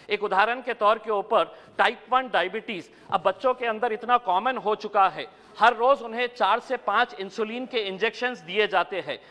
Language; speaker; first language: Hindi; non-native, local second language; Urdu